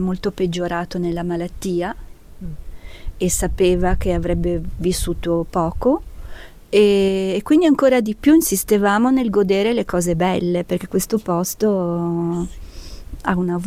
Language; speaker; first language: Italian; native; Italian